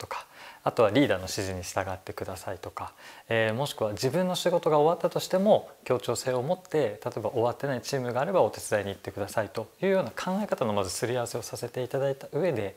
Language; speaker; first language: Japanese; native; Japanese